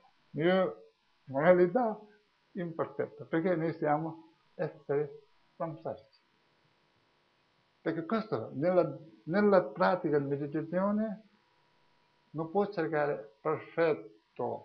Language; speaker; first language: Italian; non-native, learner; Tibetan